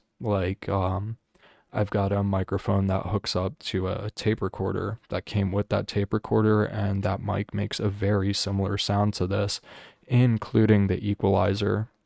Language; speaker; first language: English; native; English